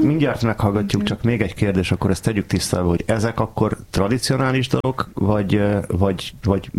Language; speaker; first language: Hungarian; native; Hungarian